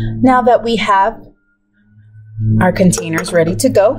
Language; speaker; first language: English; early bilingual, other home language; Spanish